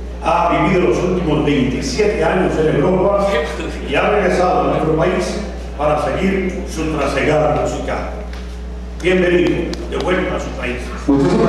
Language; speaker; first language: Spanish; native; Spanish